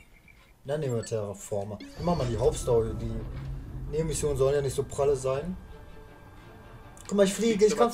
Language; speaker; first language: German; native; German